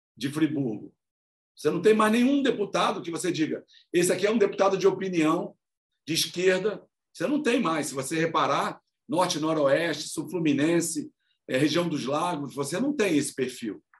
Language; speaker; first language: Portuguese; native; Portuguese